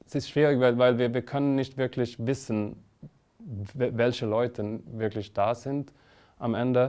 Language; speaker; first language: German; non-native, fluent; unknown